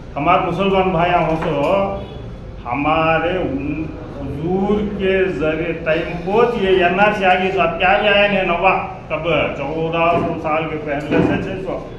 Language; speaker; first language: Hindi; non-native, local second language; Urdu